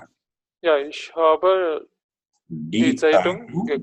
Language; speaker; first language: German; non-native, learner; Telugu